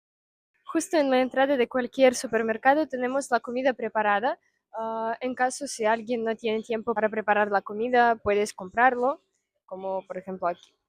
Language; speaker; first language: Spanish; non-native, fluent; Russian